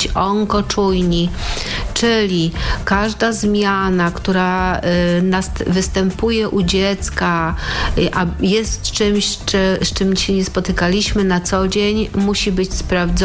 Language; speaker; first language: Polish; native; Polish